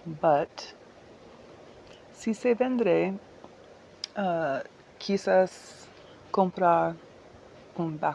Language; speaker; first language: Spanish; non-native, learner; English